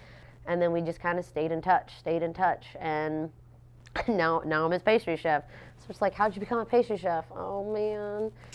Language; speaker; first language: English; native; English